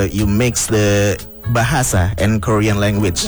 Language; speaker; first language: English; non-native, fluent; Indonesian